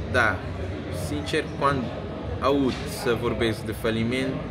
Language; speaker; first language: Romanian; non-native, learner; Kabuverdianu